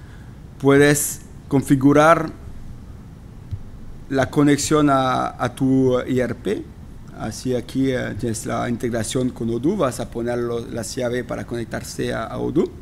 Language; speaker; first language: Spanish; non-native, fluent; French